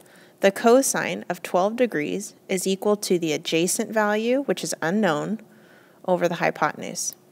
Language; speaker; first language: English; native; English